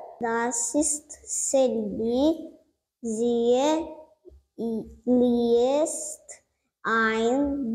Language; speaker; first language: German; non-native, learner; Turkmen